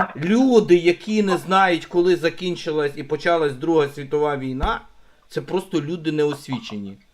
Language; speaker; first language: Ukrainian; non-native, local second language; Russian